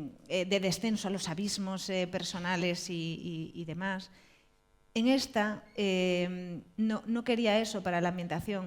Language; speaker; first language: Spanish; native; Spanish